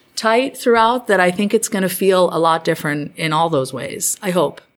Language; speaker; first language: English; native; English